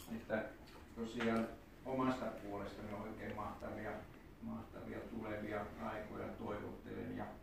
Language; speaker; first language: Finnish; native; Finnish